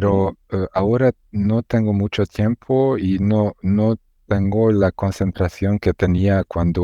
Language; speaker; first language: Spanish; non-native, learner; Hungarian